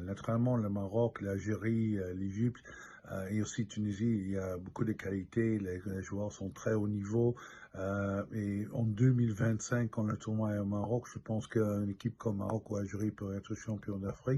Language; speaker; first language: French; non-native, local second language; Dutch